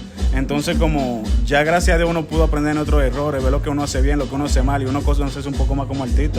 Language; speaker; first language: Spanish; native; Spanish